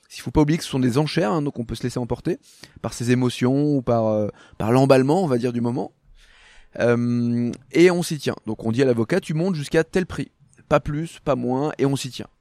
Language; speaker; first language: French; native; French